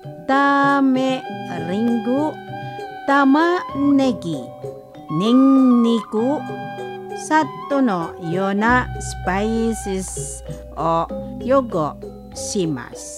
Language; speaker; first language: Japanese; non-native, fluent; Indonesian